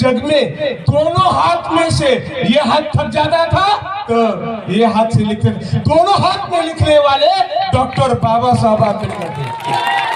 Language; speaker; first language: Hindi; native; Hindi